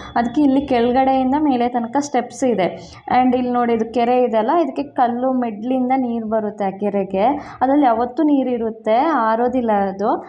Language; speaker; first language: Kannada; native; Kannada